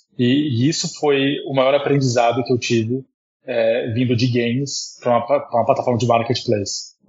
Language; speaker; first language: Portuguese; early bilingual, heritage; Portuguese